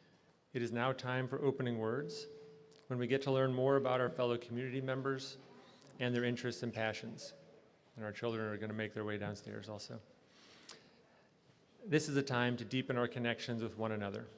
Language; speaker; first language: English; native; English